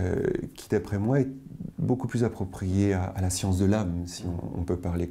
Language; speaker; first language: French; native; French